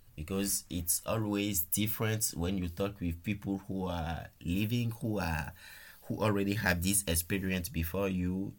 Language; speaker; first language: English; non-native, fluent; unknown